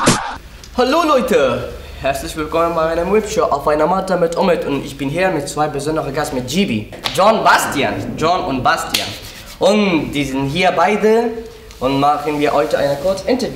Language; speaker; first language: German; non-native, learner; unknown